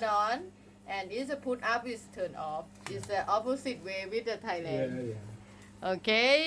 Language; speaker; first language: English; non-native, learner; Thai